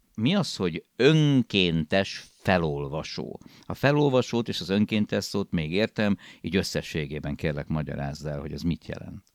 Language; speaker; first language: Hungarian; native; Hungarian